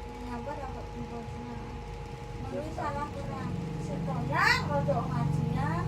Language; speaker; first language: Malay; non-native, local second language; Javanese